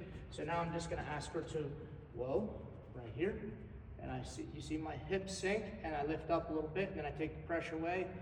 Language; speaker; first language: English; native; English